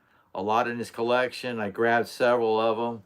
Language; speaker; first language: English; native; English